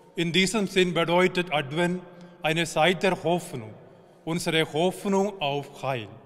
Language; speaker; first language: German; non-native, fluent; Malayalam